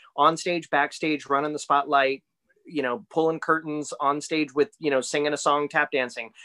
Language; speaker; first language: English; native; English